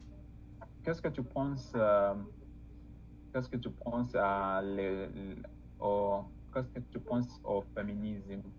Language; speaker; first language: French; non-native, learner; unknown